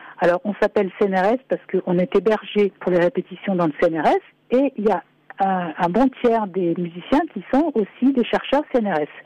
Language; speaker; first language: French; native; French